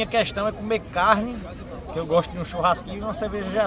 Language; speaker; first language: Portuguese; native; Portuguese